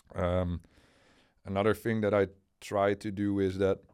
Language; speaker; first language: English; non-native, fluent; Dutch